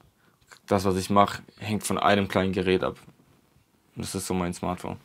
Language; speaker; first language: German; native; German